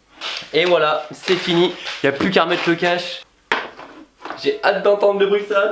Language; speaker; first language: French; native; French